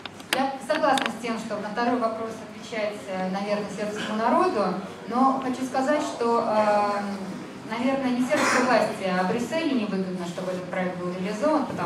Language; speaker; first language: Russian; native; Russian